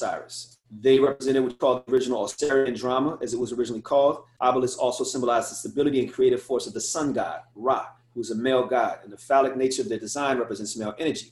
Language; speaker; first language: English; native; English